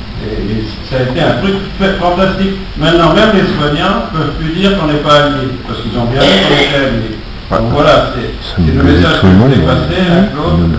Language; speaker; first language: French; native; French